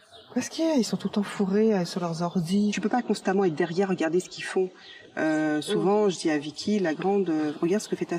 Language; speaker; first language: French; native; French